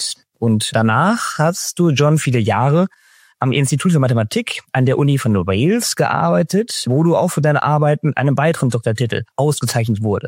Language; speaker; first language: German; native; German